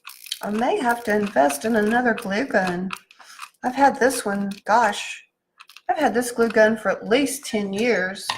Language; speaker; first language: English; native; English